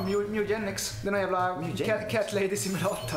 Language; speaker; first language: Swedish; native; Swedish